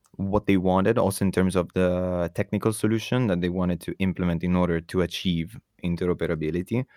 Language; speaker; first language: English; non-native, fluent; Italian